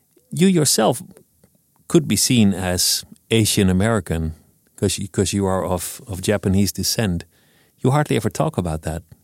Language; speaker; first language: English; non-native, fluent; Dutch